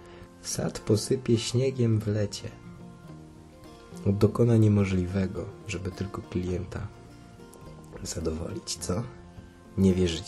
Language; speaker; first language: Polish; native; Polish